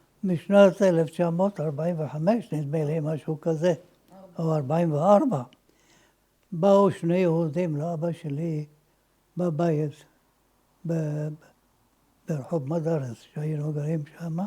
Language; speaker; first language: Hebrew; non-native, fluent; Ladino